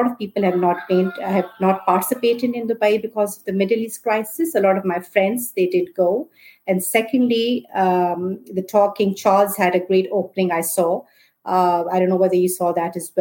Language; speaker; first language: English; non-native, local second language; Urdu